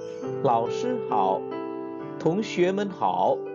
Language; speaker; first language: Chinese; non-native, fluent; Indonesian